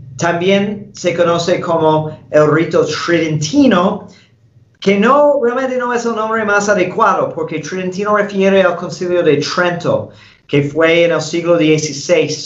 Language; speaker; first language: Spanish; non-native, fluent; English